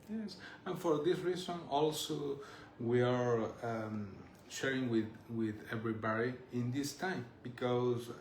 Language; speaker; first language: English; non-native, learner; Spanish